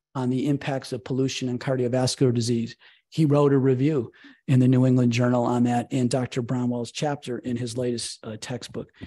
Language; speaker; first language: English; native; English